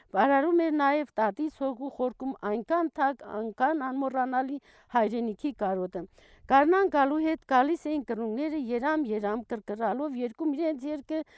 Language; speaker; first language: Armenian; non-native, local second language; Kurdish